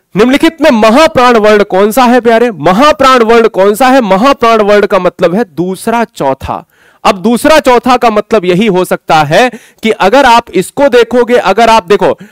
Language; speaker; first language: Hindi; native; Hindi